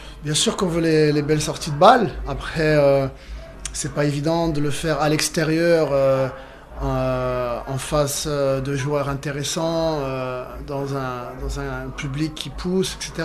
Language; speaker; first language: French; native; French